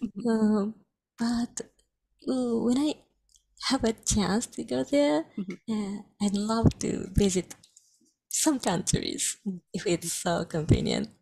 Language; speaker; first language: English; non-native, fluent; Japanese